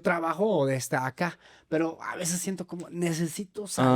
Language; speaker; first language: Spanish; non-native, fluent; German